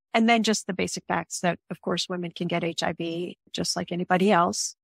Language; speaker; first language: English; native; English